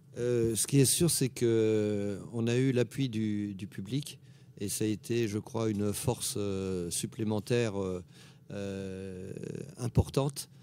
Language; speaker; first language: French; native; French